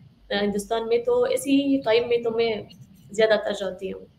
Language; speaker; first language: Hindi; non-native, fluent; Arabic